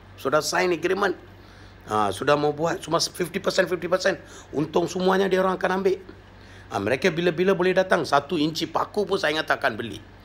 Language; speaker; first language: Malay; non-native, local second language; Tamil